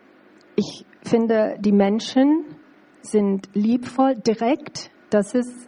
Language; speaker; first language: German; non-native, learner; English